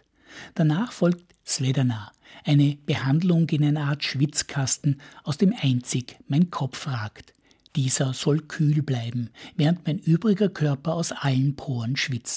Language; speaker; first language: German; native; German